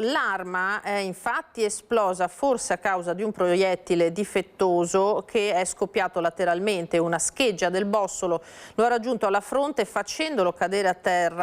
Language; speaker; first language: Italian; native; Italian